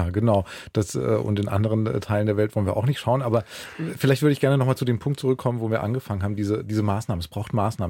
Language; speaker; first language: German; native; German